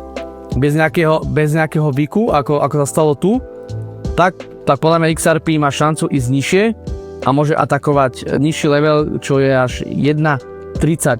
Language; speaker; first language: Slovak; native; Slovak